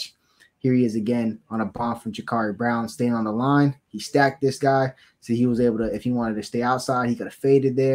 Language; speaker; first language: English; native; English